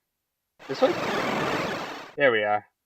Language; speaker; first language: English; native; English